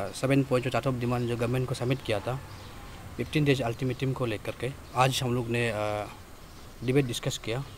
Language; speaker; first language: Hindi; non-native, local second language; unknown